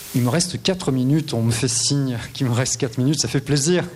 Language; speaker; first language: French; native; French